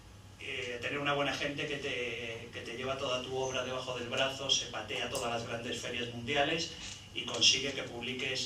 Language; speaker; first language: Spanish; native; Spanish